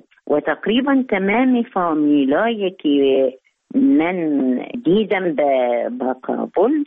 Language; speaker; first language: Persian; non-native, fluent; Arabic